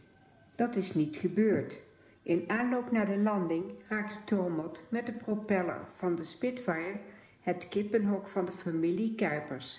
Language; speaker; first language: Dutch; native; Dutch